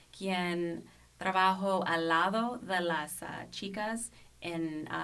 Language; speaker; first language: Spanish; non-native, learner; English